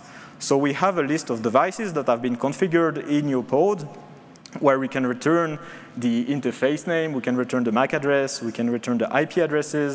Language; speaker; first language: English; non-native, fluent; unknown